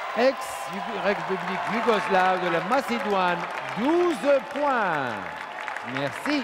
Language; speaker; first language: French; non-native, fluent; Turkish